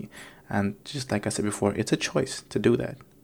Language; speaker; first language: English; non-native, fluent; Indonesian